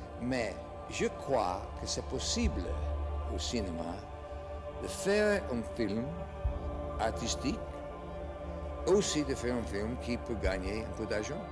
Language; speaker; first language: French; non-native, fluent; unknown